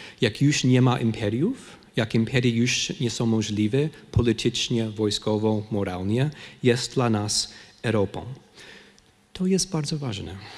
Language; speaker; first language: Polish; non-native, fluent; English